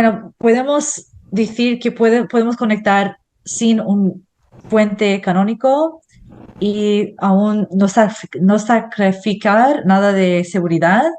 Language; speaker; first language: Spanish; non-native, fluent; English